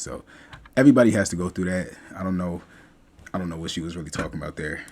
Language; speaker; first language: English; native; English